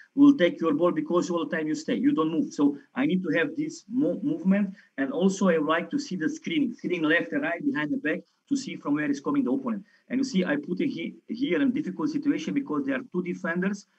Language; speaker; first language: English; non-native, fluent; Romanian